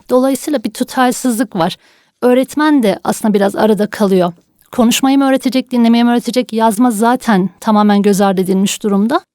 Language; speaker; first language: Turkish; native; Turkish